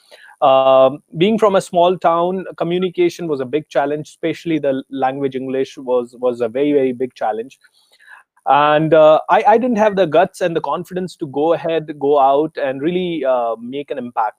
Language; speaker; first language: English; non-native, local second language; Hindi